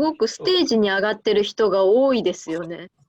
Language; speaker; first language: Japanese; native; Japanese